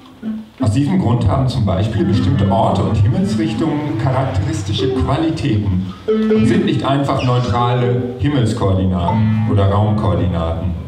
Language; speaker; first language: German; native; German